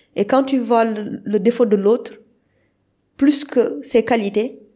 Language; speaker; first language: French; non-native, local second language; Wolof